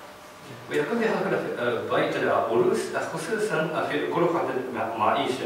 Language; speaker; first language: Arabic; non-native, learner; Japanese